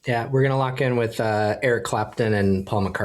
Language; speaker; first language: English; native; English